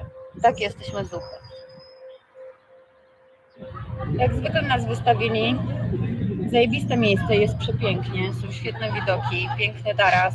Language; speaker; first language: Polish; native; Polish